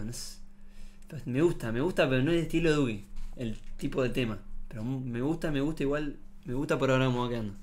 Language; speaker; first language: Spanish; native; Spanish